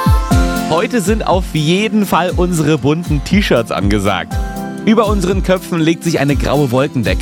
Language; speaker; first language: German; native; German